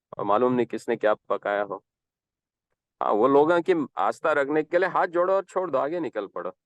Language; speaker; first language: Hindi; non-native, local second language; Marathi